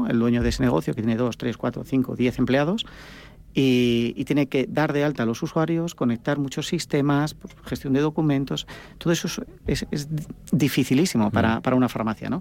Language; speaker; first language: Spanish; native; Spanish